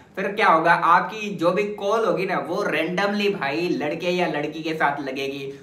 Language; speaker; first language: Hindi; native; Hindi